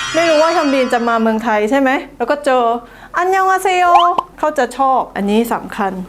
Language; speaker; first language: Thai; non-native, fluent; Korean